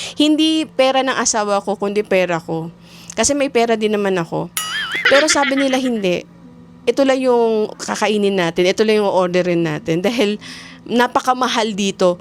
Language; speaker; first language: Filipino; native; Filipino